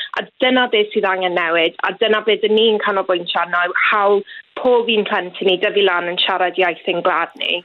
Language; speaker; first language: Welsh; native; Welsh